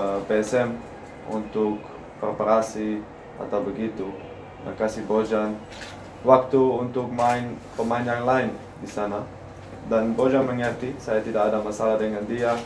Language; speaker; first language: Indonesian; non-native, learner; Dutch